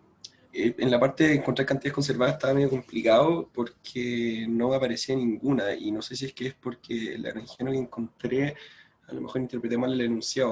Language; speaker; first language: Spanish; native; Spanish